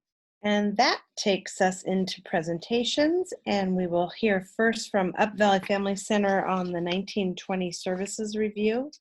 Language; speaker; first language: English; native; English